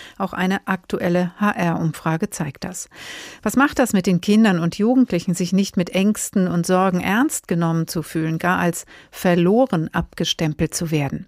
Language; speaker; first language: German; native; German